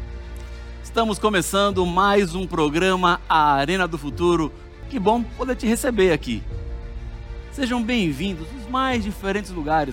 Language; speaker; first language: Portuguese; native; Portuguese